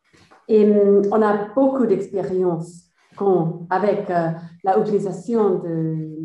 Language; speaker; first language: French; non-native, fluent; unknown